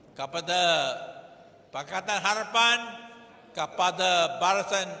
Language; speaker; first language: Malay; non-native, local second language; Chinese